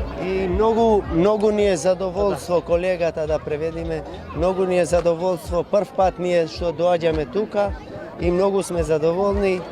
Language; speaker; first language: Macedonian; non-native, local second language; Albanian